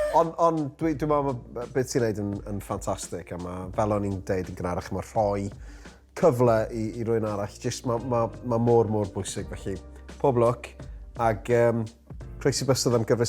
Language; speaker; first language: Welsh; native; Welsh